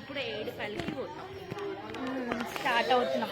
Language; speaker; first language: Telugu; non-native, local second language; Hindi